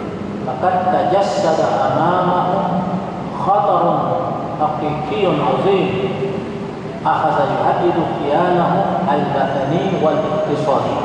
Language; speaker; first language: Arabic; non-native, fluent; Indonesian